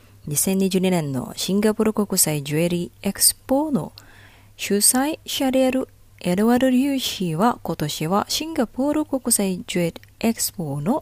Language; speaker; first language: Japanese; non-native, fluent; Indonesian